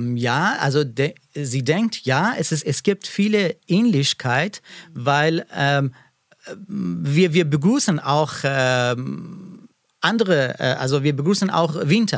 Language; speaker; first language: German; non-native, learner; Persian